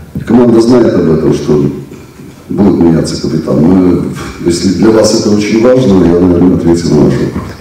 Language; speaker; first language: Polish; non-native, learner; Russian